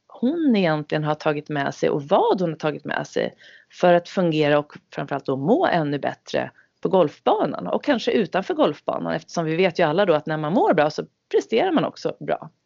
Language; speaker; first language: Swedish; native; Swedish